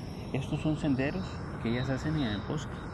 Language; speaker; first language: Spanish; native; Spanish